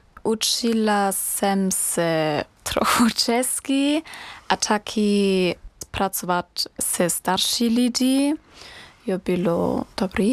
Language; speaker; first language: Czech; non-native, learner; German